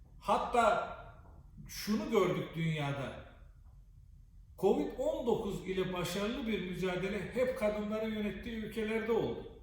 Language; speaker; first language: Turkish; native; Turkish